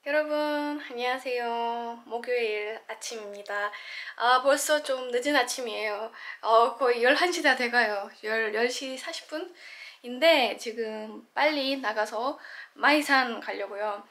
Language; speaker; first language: Korean; non-native, fluent; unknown